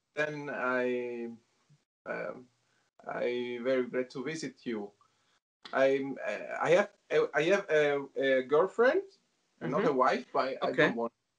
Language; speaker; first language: English; non-native, learner; Italian